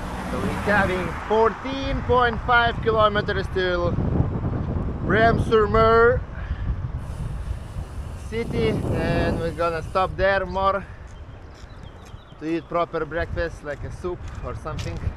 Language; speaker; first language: English; non-native, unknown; Lithuanian